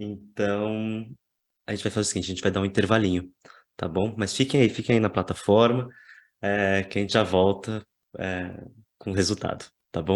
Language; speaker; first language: Portuguese; native; Portuguese